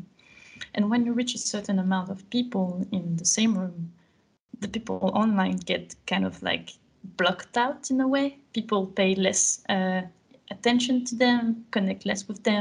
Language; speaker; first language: English; non-native, fluent; French